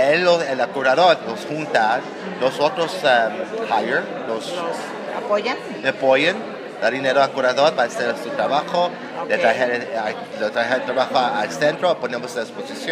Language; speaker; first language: Spanish; non-native, learner; English